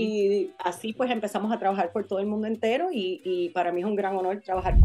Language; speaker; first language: Spanish; native; Spanish